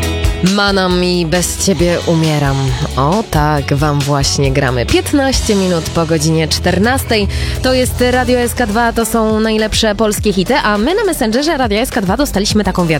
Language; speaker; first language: Polish; native; Polish